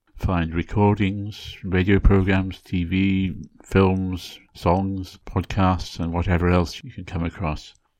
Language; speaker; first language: English; native; English